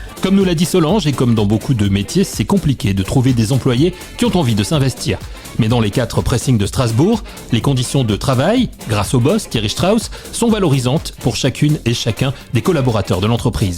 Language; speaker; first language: French; native; French